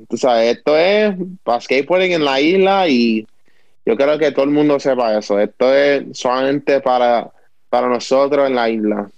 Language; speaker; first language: Spanish; early bilingual, heritage; Spanish